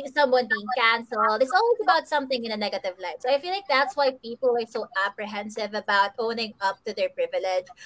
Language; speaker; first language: English; non-native, local second language; Filipino